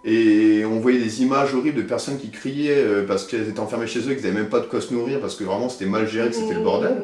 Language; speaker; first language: French; native; French